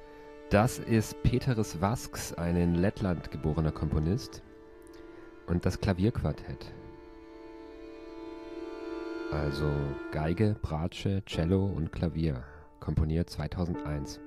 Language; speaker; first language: German; native; German